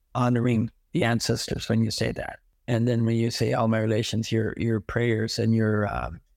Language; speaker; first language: English; non-native, fluent; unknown